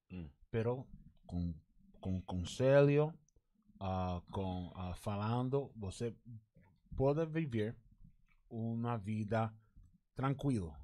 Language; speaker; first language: Portuguese; non-native, learner; Spanish